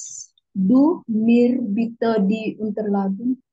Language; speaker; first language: German; non-native, learner; Indonesian